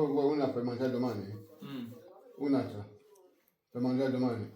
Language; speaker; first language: Italian; non-native, fluent; French